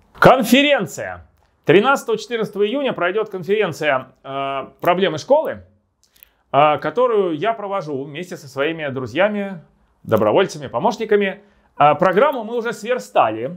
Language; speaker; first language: Russian; native; Russian